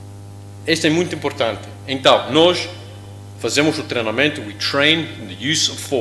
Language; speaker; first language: Portuguese; non-native, learner; English